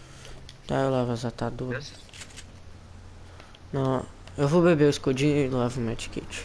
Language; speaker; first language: Portuguese; native; Portuguese